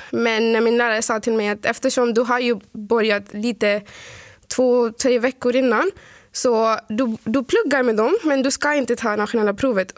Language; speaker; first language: Swedish; non-native, fluent; Urdu